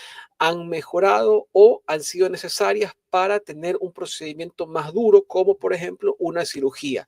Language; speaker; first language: Spanish; native; Spanish